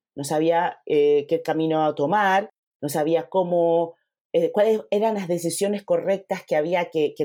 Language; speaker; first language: Spanish; native; Spanish